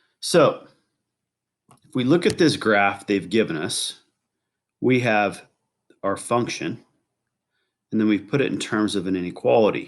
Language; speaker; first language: English; native; English